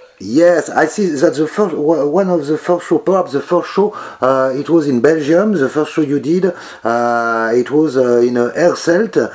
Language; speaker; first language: English; non-native, learner; French